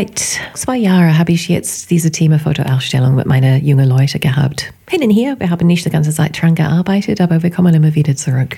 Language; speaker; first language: German; non-native, fluent; English